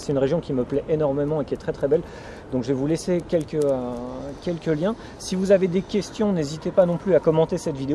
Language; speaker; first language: French; native; French